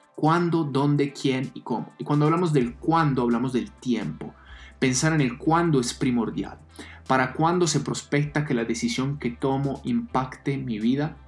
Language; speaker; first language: Spanish; non-native, fluent; Italian